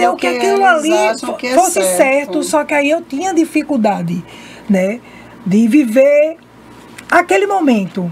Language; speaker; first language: Portuguese; native; Portuguese